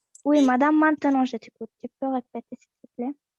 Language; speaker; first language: French; non-native, learner; Arabic